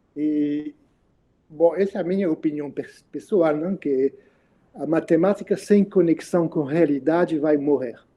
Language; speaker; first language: Portuguese; non-native, fluent; French